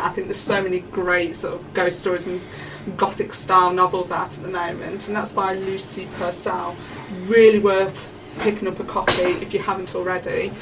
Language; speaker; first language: English; native; English